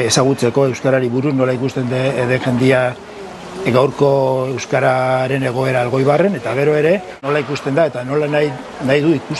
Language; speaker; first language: Basque; non-native, learner; Spanish